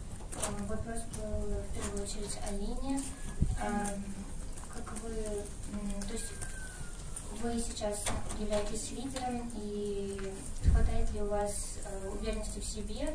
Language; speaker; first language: Russian; native; Russian